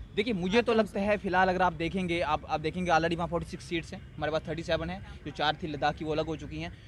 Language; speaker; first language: Hindi; native; Hindi